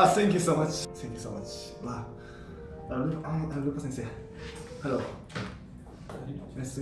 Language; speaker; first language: English; non-native, learner; Japanese